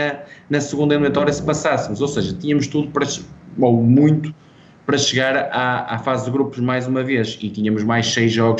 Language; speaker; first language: Portuguese; native; Portuguese